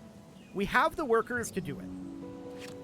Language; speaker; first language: English; native; English